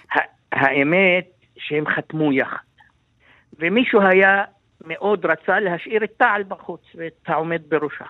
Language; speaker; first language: Hebrew; non-native, local second language; Arabic